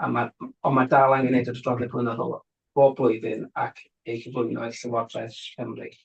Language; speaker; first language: Welsh; native; Welsh